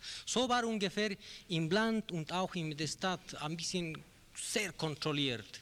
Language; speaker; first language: German; non-native, learner; Spanish